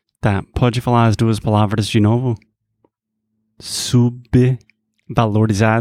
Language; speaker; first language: Portuguese; non-native, fluent; English